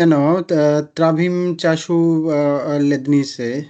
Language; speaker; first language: Czech; non-native, learner; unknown